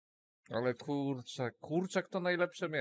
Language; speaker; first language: Polish; native; Polish